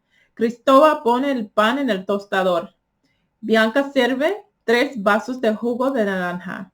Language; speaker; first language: Spanish; early bilingual, heritage; Spanish